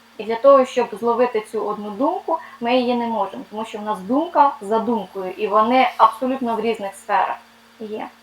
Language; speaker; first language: Ukrainian; non-native, local second language; Russian